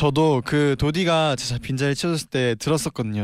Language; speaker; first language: Korean; native; Korean